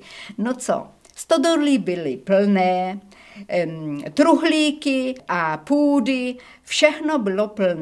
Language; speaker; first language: Czech; early bilingual, heritage; Czech